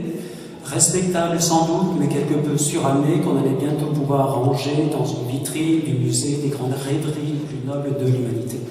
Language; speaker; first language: French; native; French